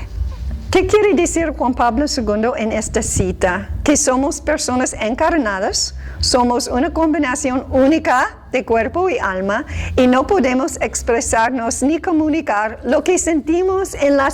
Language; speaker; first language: Spanish; non-native, fluent; English